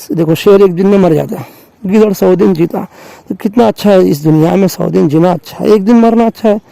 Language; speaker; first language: Urdu; native; Urdu